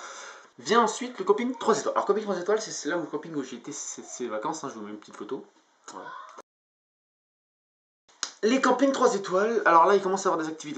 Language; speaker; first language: French; native; French